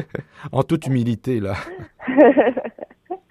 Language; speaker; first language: French; native; French